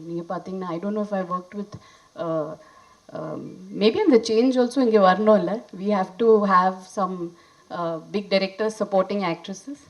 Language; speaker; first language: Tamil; non-native, fluent; Hindi